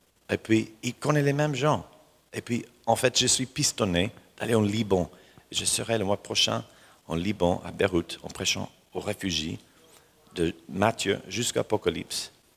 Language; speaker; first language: French; non-native, fluent; English